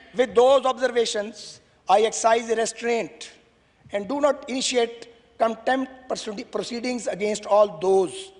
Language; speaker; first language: English; non-native, local second language; Urdu